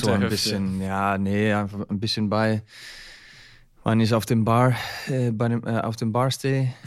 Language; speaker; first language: German; non-native, learner; Icelandic